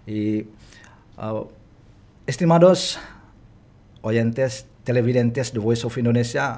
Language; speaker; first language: Spanish; non-native, fluent; Indonesian